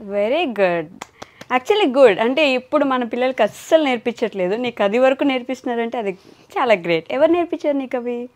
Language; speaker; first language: Telugu; native; Telugu